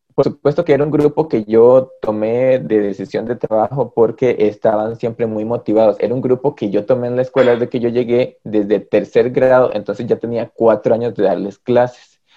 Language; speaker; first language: Spanish; native; Spanish